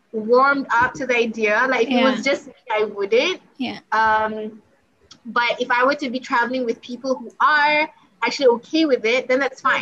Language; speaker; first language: English; non-native, local second language; Malay